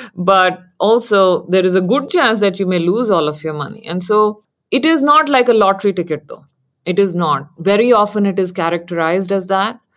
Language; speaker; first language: English; non-native, local second language; Hindi